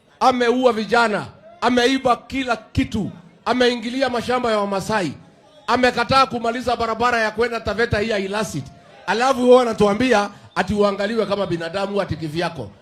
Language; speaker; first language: Swahili; non-native, local second language; Kikuyu